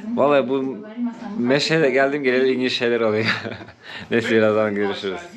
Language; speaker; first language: Turkish; native; Turkish